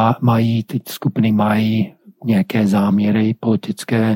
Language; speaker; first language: Czech; non-native, fluent; English